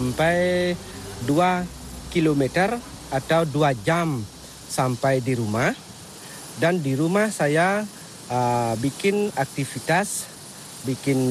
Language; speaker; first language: Indonesian; non-native, local second language; Balinese